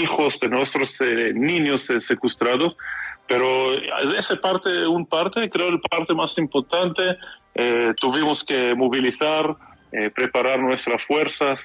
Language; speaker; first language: Spanish; non-native, fluent; Hebrew